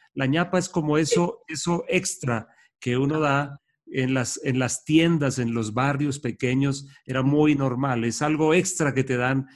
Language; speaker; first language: Spanish; native; Spanish